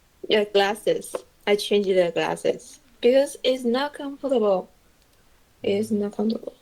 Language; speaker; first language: English; non-native, learner; Chinese